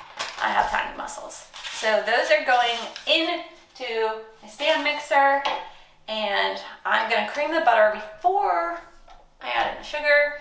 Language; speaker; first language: English; native; English